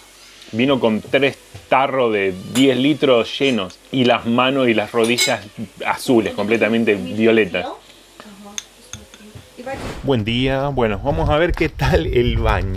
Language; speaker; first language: Spanish; native; Spanish